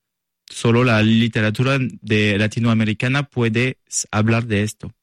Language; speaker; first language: Spanish; non-native, learner; French